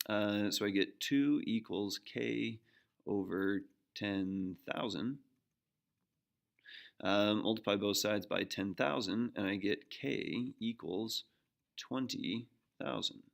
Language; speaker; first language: English; native; English